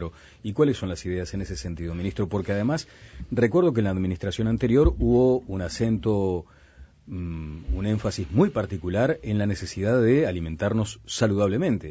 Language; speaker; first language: Spanish; native; Spanish